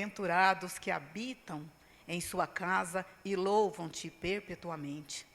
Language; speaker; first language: Portuguese; native; Portuguese